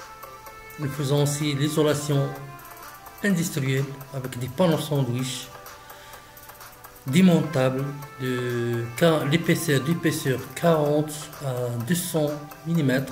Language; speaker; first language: French; non-native, local second language; Arabic